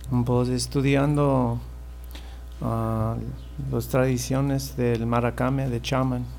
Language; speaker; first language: Spanish; early bilingual, heritage; English